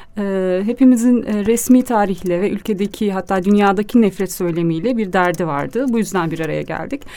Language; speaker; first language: Turkish; native; Turkish